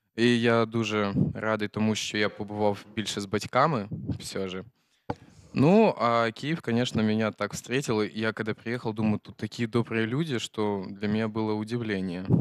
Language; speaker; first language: Ukrainian; early bilingual, heritage; Russian